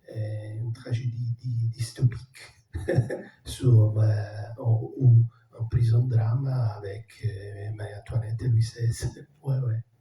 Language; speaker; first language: French; non-native, fluent; Italian